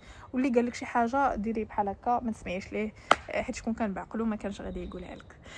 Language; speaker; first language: Arabic; native; Arabic